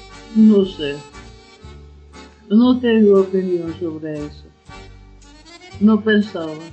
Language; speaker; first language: Spanish; non-native, learner; Ukrainian